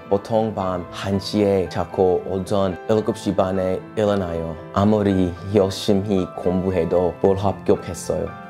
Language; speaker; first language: Korean; non-native, learner; English